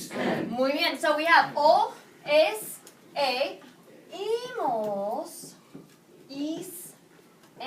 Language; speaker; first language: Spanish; non-native, fluent; English